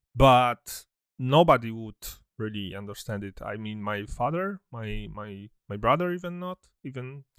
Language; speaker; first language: English; non-native, fluent; Polish